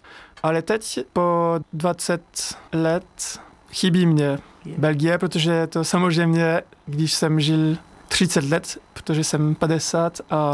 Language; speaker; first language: Czech; non-native, learner; French